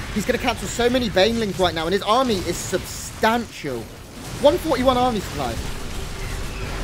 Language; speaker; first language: English; native; English